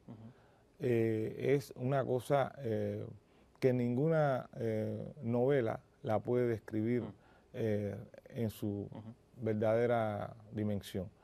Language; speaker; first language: Spanish; native; Spanish